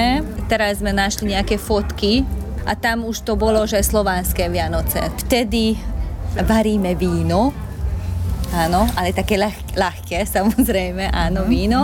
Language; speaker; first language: Slovak; non-native, local second language; Hungarian